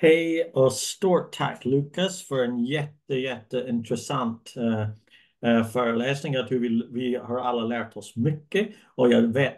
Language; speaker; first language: Swedish; non-native, fluent; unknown